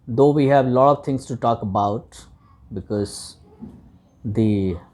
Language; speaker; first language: English; non-native, local second language; Hindi